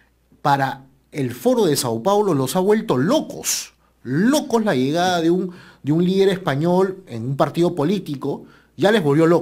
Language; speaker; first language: Spanish; native; Spanish